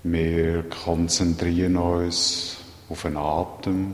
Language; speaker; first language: German; native; German